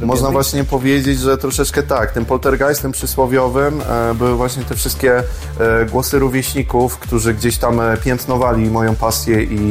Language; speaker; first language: Polish; native; Polish